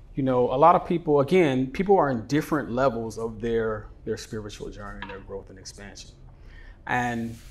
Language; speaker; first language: English; native; English